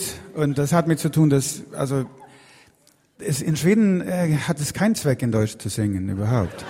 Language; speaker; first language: German; non-native, fluent; Swedish